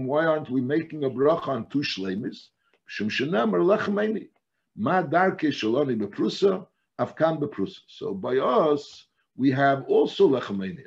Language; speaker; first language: English; native; English